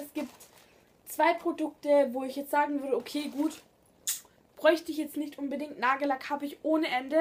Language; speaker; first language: German; native; German